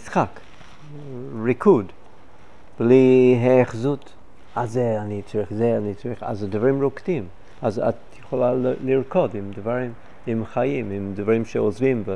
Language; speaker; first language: Hebrew; non-native, fluent; English